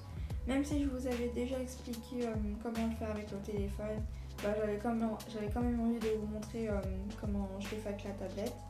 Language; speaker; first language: French; native; French